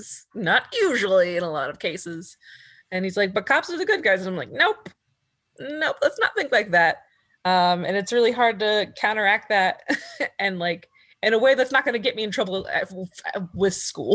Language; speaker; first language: English; native; English